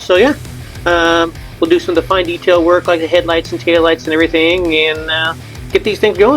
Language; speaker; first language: English; native; English